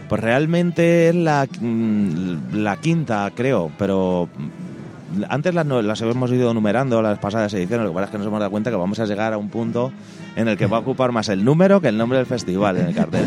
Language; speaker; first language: Spanish; native; Spanish